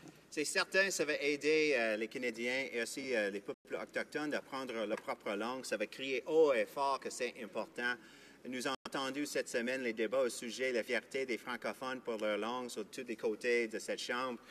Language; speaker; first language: French; non-native, fluent; English